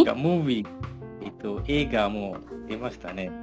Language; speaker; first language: Japanese; non-native, learner; Malay